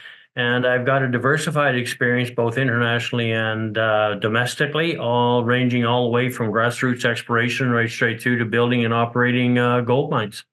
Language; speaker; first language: English; native; English